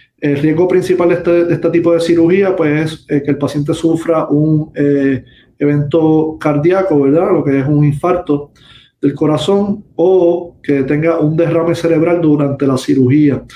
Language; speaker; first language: Spanish; native; Spanish